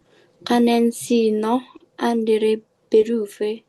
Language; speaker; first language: German; non-native, learner; Indonesian